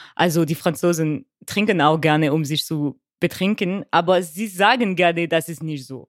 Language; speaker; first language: German; non-native, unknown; French